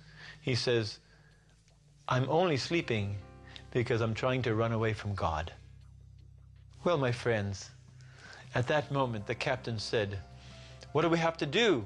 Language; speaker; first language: English; native; English